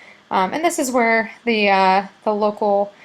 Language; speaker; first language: English; native; English